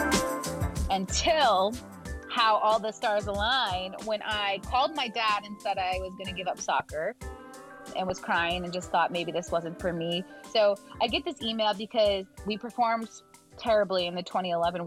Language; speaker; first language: English; native; English